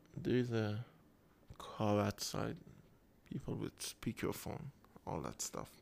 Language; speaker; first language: English; non-native, fluent; Persian